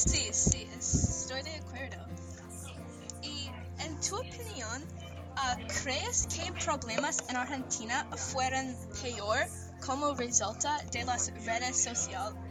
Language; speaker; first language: Spanish; non-native, learner; English